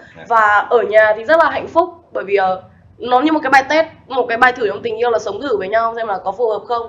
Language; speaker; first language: Vietnamese; native; Vietnamese